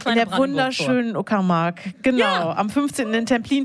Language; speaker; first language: German; native; German